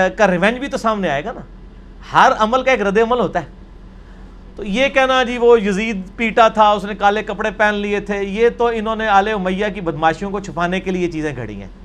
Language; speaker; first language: Urdu; non-native, local second language; Punjabi